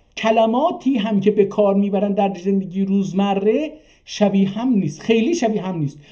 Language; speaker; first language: Persian; non-native, local second language; Azerbaijani